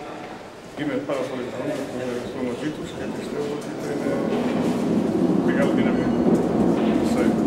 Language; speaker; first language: Greek; non-native, fluent; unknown